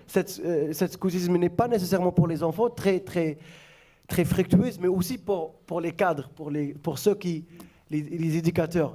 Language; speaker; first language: French; non-native, fluent; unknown